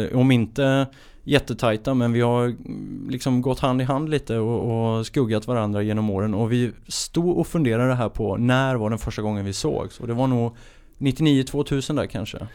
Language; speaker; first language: Swedish; native; Swedish